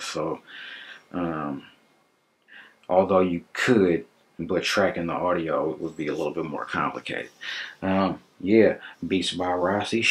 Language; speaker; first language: English; native; English